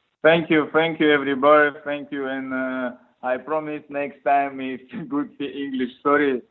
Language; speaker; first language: English; non-native, learner; Russian